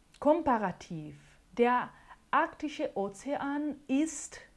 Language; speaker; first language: German; non-native, fluent; Portuguese